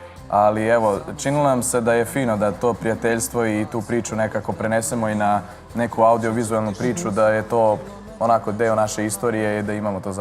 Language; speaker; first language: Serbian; early bilingual, heritage; Serbian